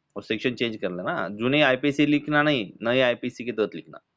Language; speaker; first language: Hindi; non-native, local second language; Marathi